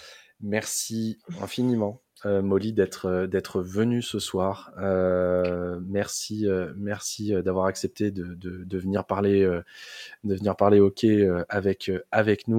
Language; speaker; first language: French; native; French